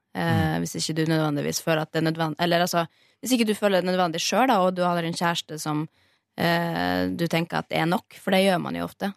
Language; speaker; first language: Norwegian; native; Norwegian